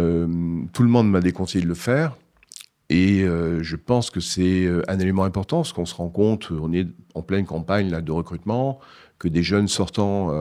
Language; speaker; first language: French; native; French